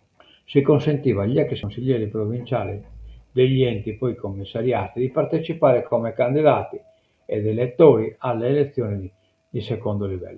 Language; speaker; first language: Italian; non-native, local second language; Sardinian